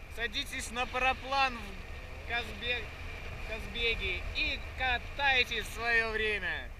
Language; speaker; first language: Russian; native; Russian